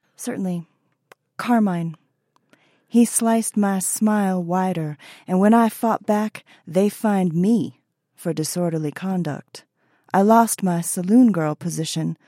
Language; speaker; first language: English; native; English